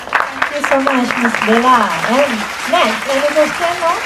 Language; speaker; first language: English; non-native, local second language; Malay